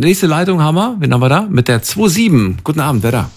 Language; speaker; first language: German; native; German